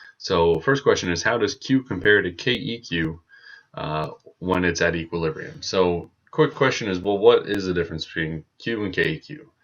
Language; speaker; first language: English; native; English